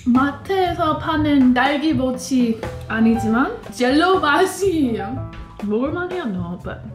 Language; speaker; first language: Korean; non-native, learner; English